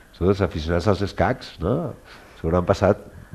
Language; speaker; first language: Catalan; native; Catalan